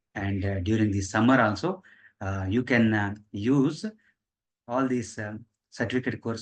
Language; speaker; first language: English; non-native, local second language; Telugu